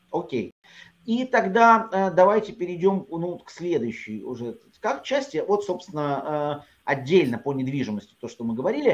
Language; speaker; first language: Russian; native; Russian